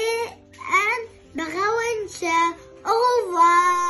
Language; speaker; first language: French; non-native, learner; Arabic